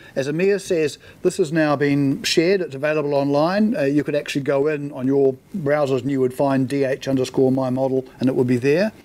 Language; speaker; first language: English; native; English